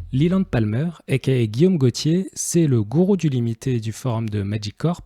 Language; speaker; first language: French; native; French